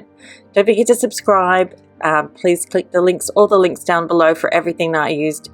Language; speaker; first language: English; native; English